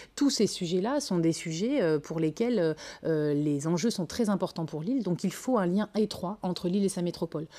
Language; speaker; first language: French; native; French